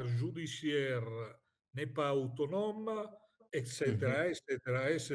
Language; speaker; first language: French; non-native, fluent; Italian